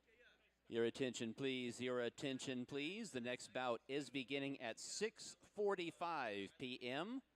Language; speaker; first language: English; native; English